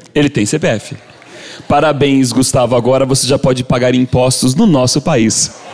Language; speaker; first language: Portuguese; native; Portuguese